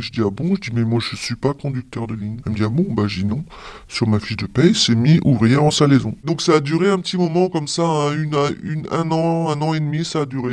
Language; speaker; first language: French; native; French